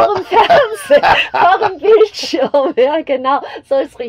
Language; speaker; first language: German; native; German